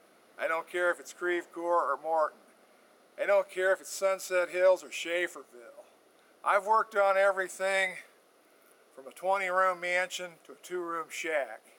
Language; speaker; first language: English; native; English